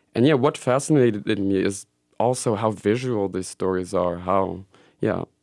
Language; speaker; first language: English; non-native, fluent; French